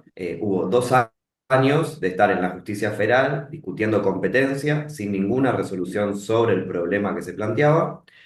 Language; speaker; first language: Spanish; native; Spanish